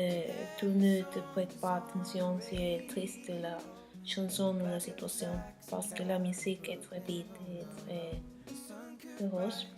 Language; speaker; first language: French; non-native, learner; Spanish